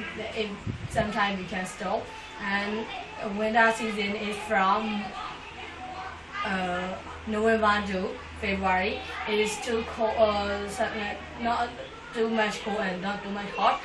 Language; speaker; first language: English; non-native, learner; Burmese